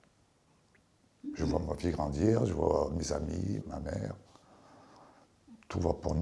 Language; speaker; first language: French; native; French